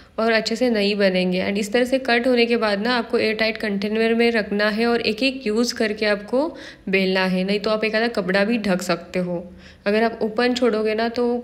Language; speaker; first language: Hindi; non-native, local second language; Marathi